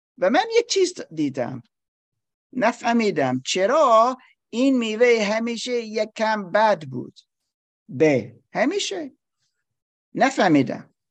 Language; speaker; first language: Persian; non-native, learner; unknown